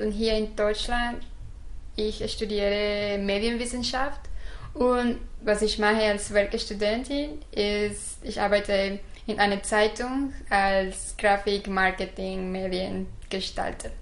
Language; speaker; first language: German; non-native, fluent; Spanish